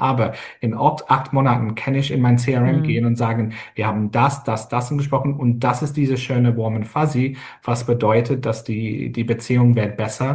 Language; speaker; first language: German; non-native, fluent; English